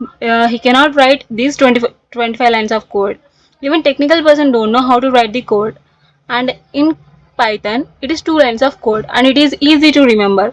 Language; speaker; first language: English; non-native, local second language; Telugu